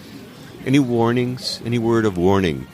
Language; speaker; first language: English; native; English